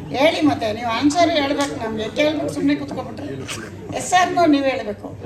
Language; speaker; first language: Kannada; native; Kannada